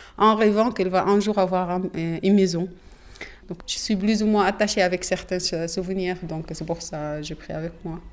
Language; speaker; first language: French; non-native, learner; Arabic